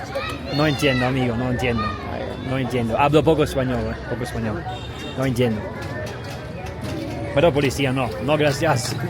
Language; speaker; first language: Spanish; non-native, learner; Italian